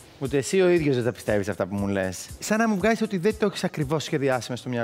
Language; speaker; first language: Greek; native; Greek